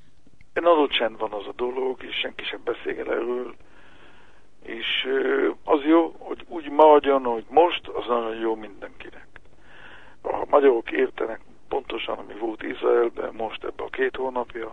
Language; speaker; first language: Hungarian; early bilingual, heritage; Hebrew